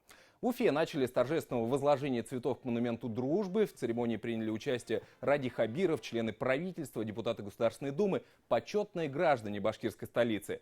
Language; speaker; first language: Russian; native; Russian